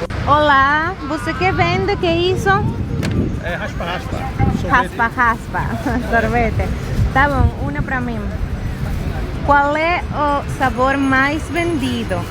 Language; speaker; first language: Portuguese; non-native, learner; Spanish